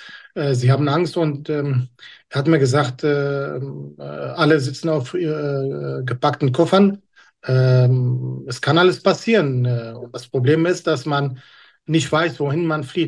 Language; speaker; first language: German; non-native, fluent; Kurdish